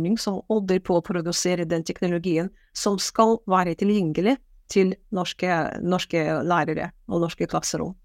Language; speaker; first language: Norwegian; non-native, fluent; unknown